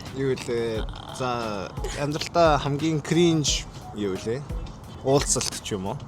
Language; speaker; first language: Mongolian; early bilingual, heritage; Mongolian